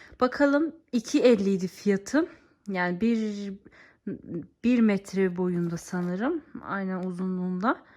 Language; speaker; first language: Turkish; early bilingual, heritage; Turkish